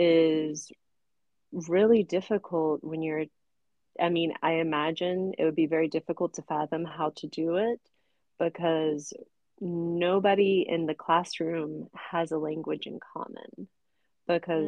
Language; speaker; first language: English; native; English